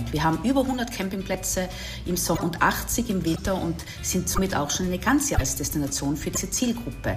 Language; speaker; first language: German; native; German